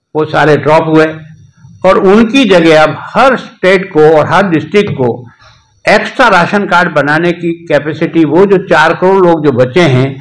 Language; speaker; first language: Hindi; native; Hindi